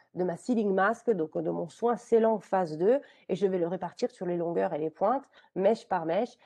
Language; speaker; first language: French; native; French